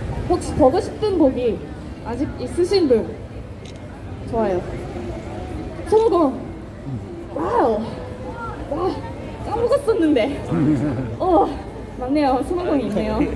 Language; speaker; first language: Korean; non-native, fluent; Japanese